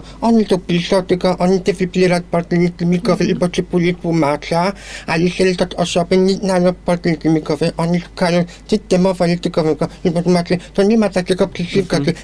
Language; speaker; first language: Polish; non-native, local second language; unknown